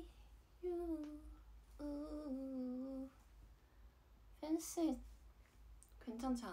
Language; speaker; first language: Korean; non-native, fluent; Chinese